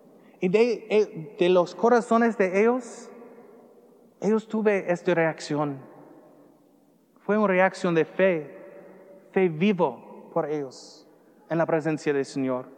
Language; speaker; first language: Spanish; non-native, learner; English